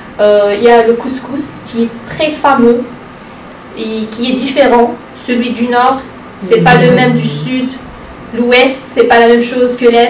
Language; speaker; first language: French; non-native, local second language; Arabic